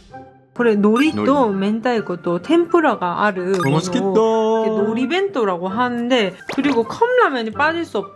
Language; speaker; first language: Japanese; non-native, fluent; Korean